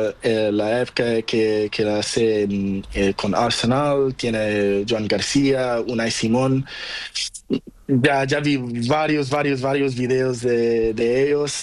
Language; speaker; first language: Spanish; non-native, learner; Portuguese